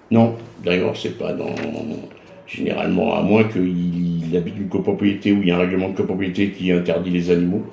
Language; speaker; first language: French; native; French